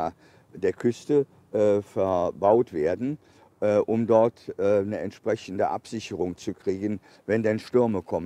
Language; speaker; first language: German; native; German